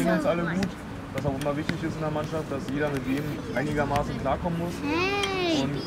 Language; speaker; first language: German; native; German